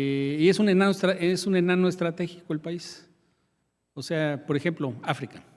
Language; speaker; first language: Spanish; native; Spanish